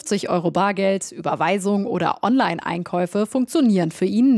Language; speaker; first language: German; native; German